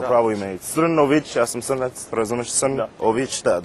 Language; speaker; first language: Serbian; non-native, learner; English